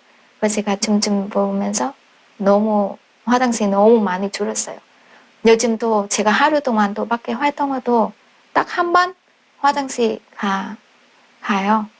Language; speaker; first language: Korean; non-native, fluent; Vietnamese